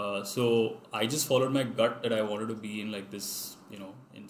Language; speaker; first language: English; non-native, local second language; Hindi